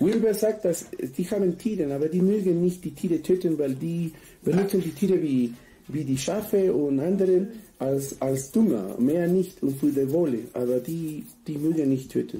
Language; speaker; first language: German; non-native, fluent; Spanish